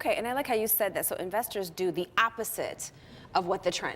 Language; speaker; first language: English; native; English